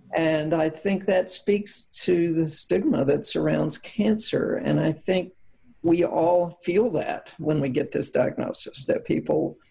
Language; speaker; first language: English; native; English